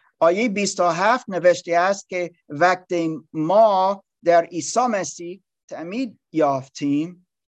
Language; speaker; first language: Persian; non-native, learner; English